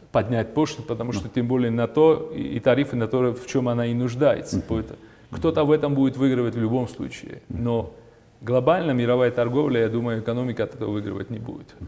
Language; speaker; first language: Russian; non-native, local second language; Georgian